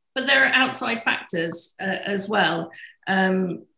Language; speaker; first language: English; native; English